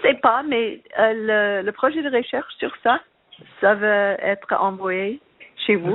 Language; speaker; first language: French; non-native, learner; English